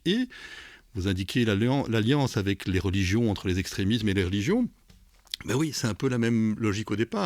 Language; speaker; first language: French; native; French